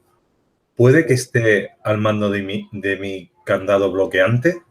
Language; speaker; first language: Spanish; native; Spanish